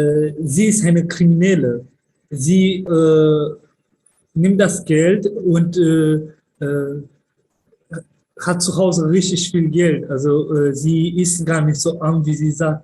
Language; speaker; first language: German; early bilingual, other home language; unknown